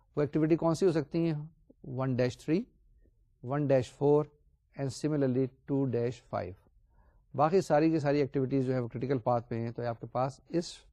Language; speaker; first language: Urdu; native; Urdu